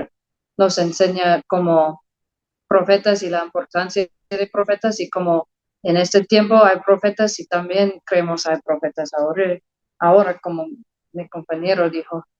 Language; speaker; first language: Spanish; non-native, learner; English